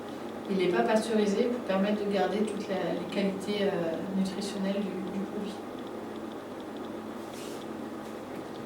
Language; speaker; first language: French; native; French